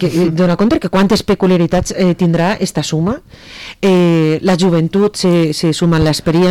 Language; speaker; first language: Catalan; native; Catalan